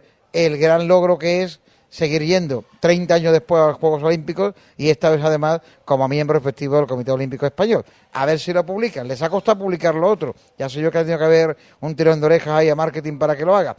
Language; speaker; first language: Spanish; native; Spanish